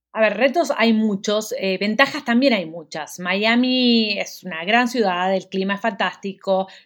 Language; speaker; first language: Spanish; native; Spanish